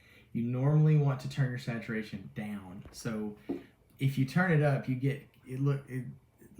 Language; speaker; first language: English; native; English